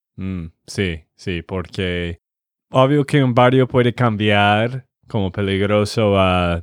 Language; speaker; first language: Spanish; non-native, learner; English